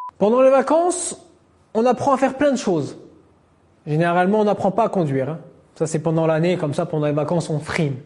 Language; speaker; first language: French; non-native, local second language; Arabic